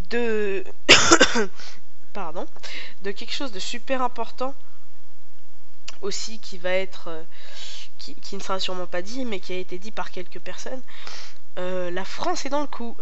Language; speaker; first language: French; native; French